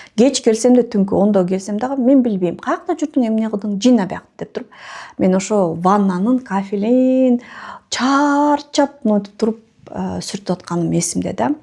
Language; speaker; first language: Kyrgyz; non-native, local second language; Russian